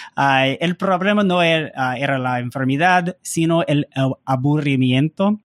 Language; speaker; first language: Spanish; non-native, learner; English